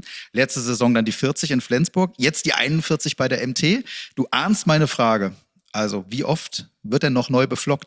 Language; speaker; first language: German; native; German